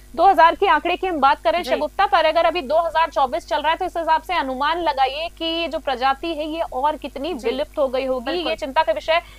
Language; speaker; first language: Hindi; native; Hindi